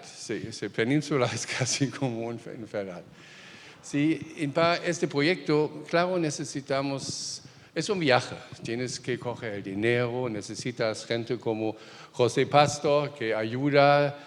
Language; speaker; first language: Spanish; non-native, fluent; German